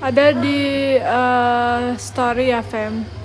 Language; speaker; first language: Indonesian; native; Indonesian